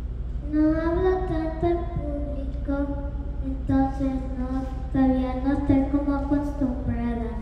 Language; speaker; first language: Spanish; early bilingual, other home language; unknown